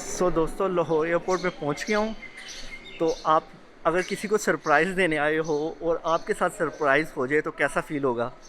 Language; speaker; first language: Urdu; non-native, local second language; Punjabi